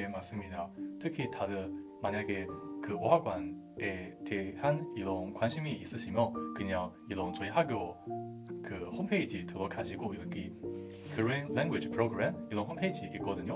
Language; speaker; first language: Korean; non-native, fluent; Chinese